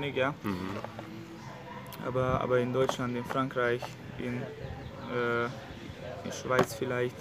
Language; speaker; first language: German; non-native, learner; Hungarian